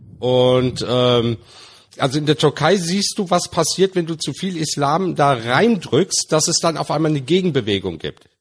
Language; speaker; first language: German; early bilingual, other home language; Turkish